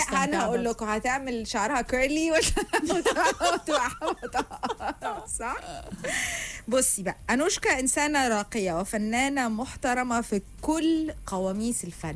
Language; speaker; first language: Arabic; native; Arabic